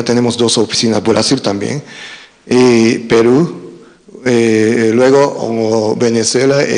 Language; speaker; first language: Spanish; non-native, fluent; Japanese